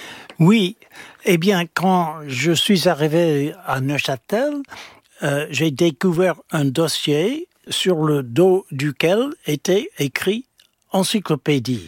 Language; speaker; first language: French; non-native, fluent; English